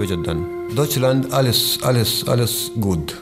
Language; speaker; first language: German; non-native, learner; Arabic